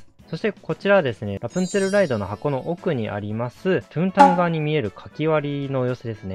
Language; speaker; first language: Japanese; native; Japanese